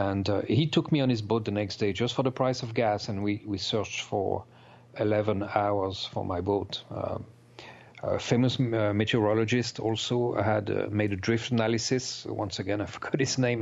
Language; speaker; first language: English; non-native, fluent; French